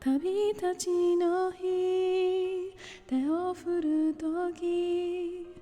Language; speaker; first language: Japanese; non-native, learner; English